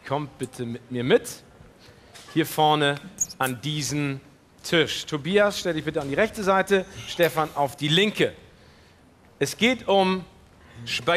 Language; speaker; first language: German; native; German